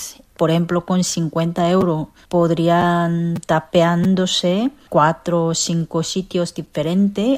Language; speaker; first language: Spanish; non-native, fluent; Korean